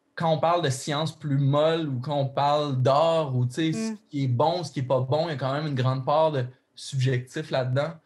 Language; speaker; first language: French; native; French